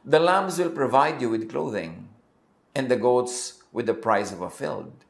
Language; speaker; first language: English; non-native, local second language; Filipino